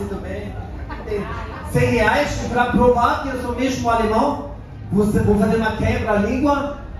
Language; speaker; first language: Portuguese; non-native, fluent; German